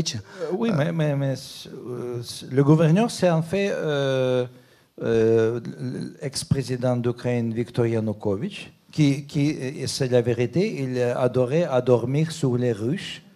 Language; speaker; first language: French; non-native, fluent; Ukrainian